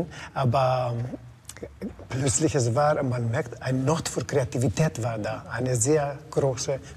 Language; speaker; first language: German; non-native, fluent; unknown